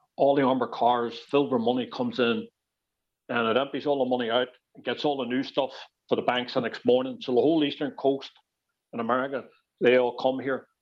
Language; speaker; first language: English; native; English